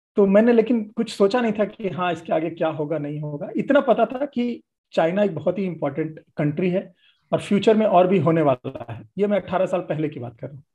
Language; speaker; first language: Hindi; native; Hindi